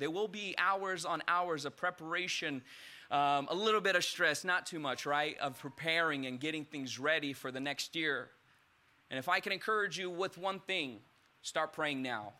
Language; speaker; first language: English; early bilingual, other home language; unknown